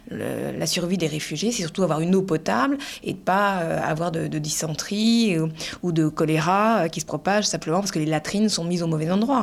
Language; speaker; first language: French; native; French